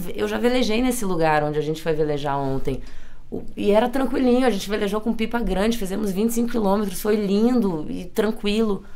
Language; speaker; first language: Portuguese; native; Portuguese